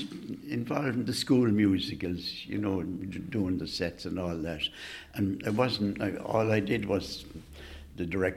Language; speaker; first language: English; native; English